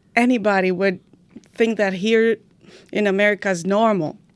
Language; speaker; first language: English; non-native, fluent; Romanian